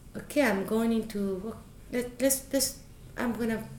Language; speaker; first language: English; non-native, fluent; Spanish